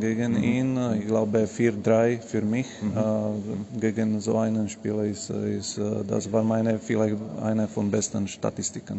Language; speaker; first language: German; non-native, learner; Slovak